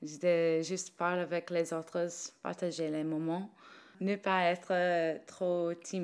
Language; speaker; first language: French; non-native, learner; English